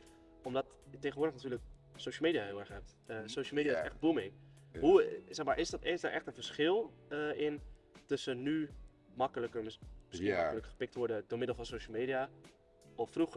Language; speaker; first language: Dutch; native; Dutch